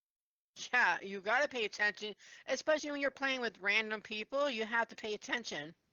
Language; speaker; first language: English; native; English